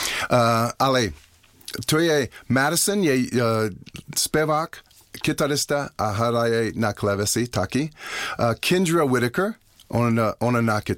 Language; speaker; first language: Czech; non-native, learner; English